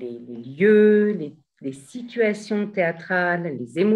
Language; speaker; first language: French; native; French